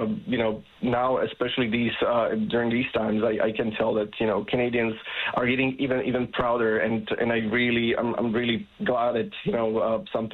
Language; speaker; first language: English; non-native, fluent; Slovak